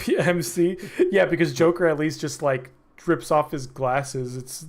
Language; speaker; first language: English; native; English